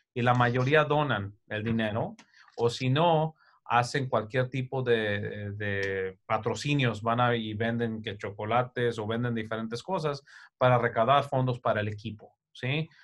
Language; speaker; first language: Spanish; early bilingual, heritage; Spanish